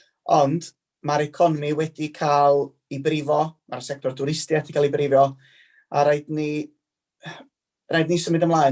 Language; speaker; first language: Welsh; native; Welsh